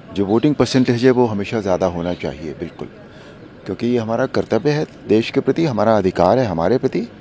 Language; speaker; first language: Hindi; native; Hindi